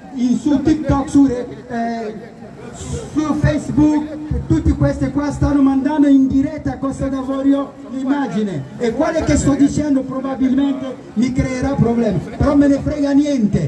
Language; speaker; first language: Italian; non-native, fluent; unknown